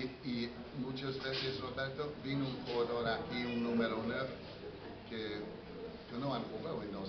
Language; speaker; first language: Spanish; non-native, fluent; English